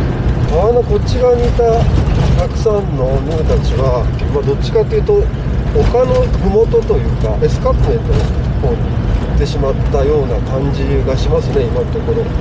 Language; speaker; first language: Japanese; native; Japanese